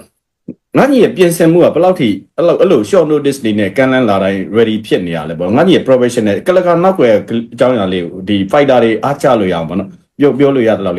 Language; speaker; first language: Burmese; native; Burmese